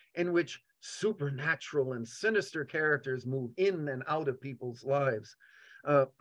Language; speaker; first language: English; native; English